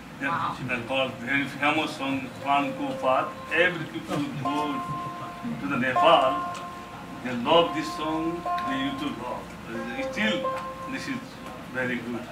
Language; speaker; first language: English; non-native, learner; Nepali